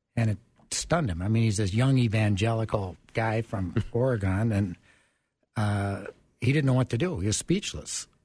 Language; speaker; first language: English; early bilingual, other home language; German